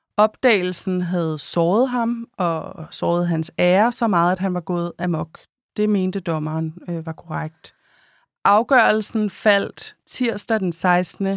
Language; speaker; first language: Danish; native; Danish